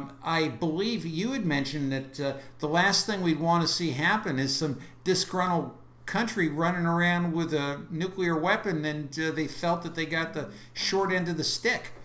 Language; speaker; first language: English; native; English